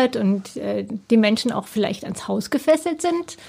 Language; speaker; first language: German; native; German